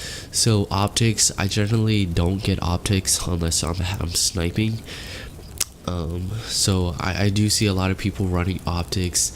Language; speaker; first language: English; native; English